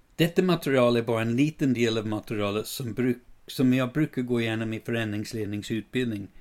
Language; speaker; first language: Swedish; non-native, fluent; English